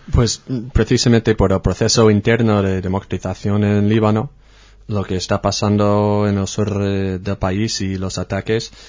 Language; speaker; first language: Spanish; non-native, fluent; English